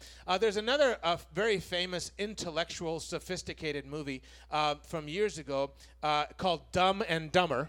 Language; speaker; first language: English; non-native, fluent; Spanish